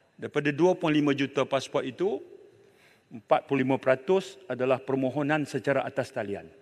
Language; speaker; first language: Malay; native; Malay